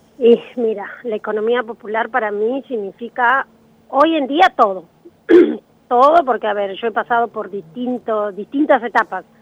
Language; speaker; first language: Spanish; native; Spanish